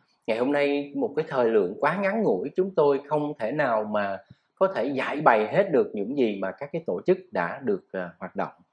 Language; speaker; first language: Vietnamese; native; Vietnamese